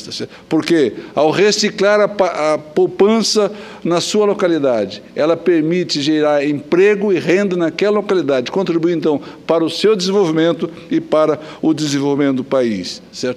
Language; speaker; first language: Portuguese; native; Portuguese